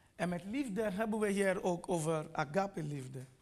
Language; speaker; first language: Dutch; non-native, fluent; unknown